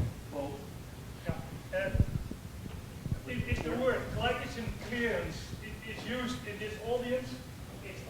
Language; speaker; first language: English; non-native, fluent; Dutch